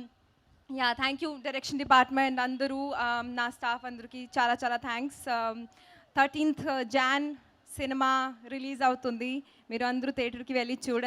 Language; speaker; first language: Telugu; non-native, learner; Hindi